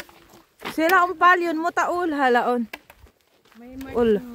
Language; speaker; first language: Finnish; non-native, learner; Filipino